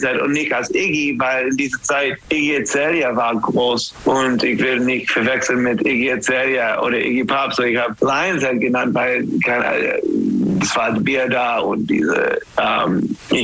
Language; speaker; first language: German; non-native, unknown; English